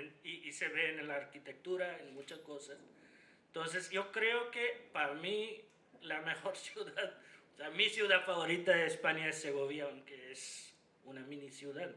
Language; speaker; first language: Spanish; non-native, fluent; Hindi